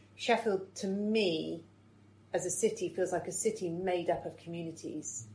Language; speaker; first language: English; native; English